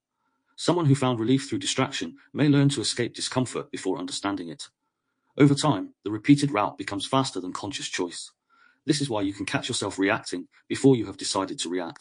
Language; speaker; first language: English; native; English